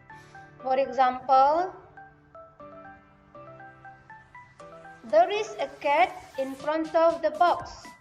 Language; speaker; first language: English; non-native, fluent; Indonesian